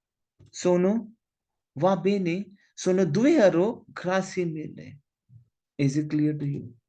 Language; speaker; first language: Italian; non-native, learner; Hindi